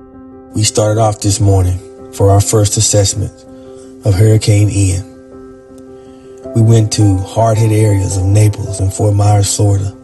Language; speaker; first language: English; native; English